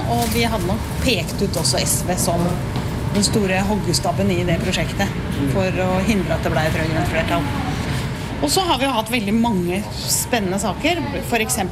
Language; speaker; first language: Norwegian; native; Norwegian